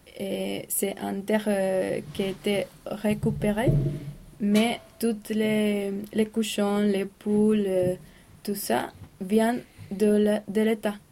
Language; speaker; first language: French; non-native, learner; Spanish